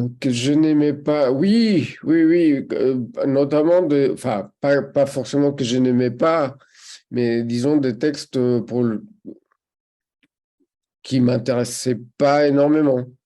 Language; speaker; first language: French; non-native, fluent; Spanish